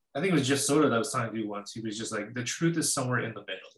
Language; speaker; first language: English; native; English